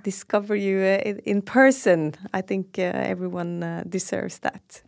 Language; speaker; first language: English; non-native, fluent; Norwegian